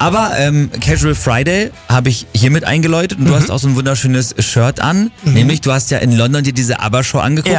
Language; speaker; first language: German; native; German